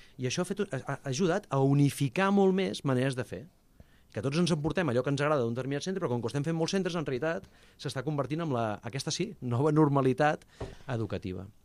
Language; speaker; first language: Catalan; native; Catalan